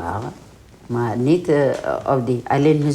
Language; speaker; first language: Dutch; non-native, learner; Tigrinya